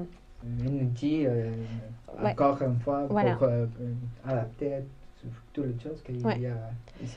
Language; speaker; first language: French; non-native, learner; Spanish